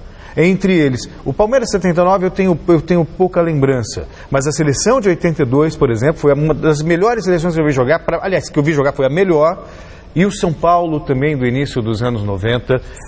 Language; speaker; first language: Portuguese; native; Portuguese